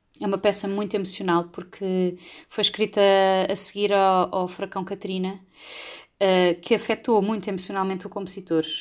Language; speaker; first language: Portuguese; native; Portuguese